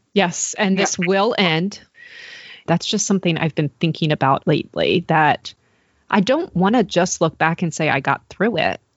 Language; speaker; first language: English; native; English